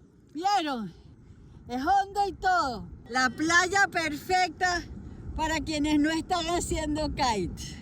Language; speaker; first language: Spanish; native; Spanish